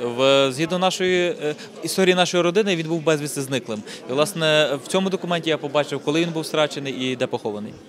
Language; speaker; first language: Ukrainian; native; Ukrainian